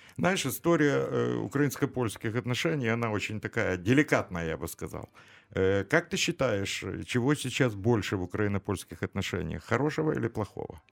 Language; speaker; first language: Russian; native; Russian